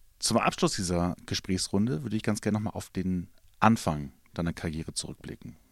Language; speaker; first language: German; native; German